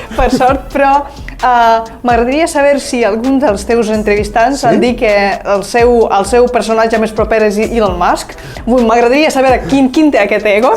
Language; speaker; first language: Catalan; non-native, fluent; Ukrainian